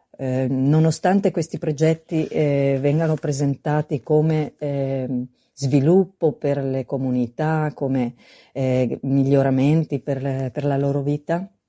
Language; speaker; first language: Italian; non-native, fluent; Spanish